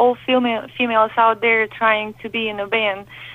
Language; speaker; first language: English; non-native, fluent; Romanian